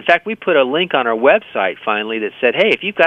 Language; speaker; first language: English; native; English